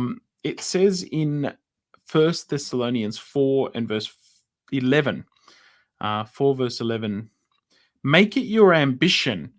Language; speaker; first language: English; native; English